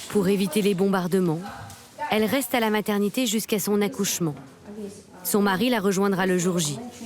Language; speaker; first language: French; native; French